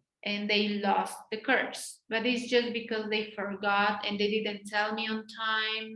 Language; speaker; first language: English; non-native, fluent; Spanish